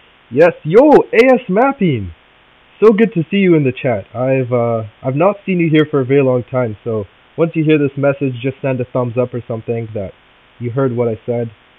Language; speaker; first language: English; native; English